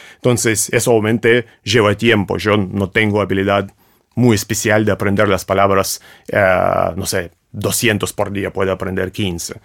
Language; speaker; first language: Spanish; non-native, fluent; Russian